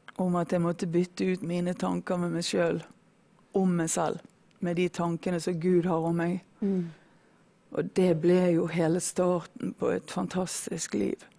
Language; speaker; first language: Norwegian; native; Norwegian